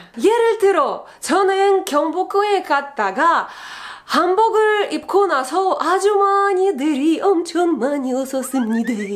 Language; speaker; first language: Korean; non-native, learner; Russian